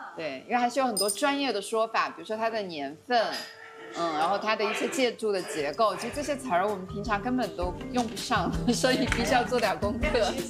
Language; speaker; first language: Chinese; native; Chinese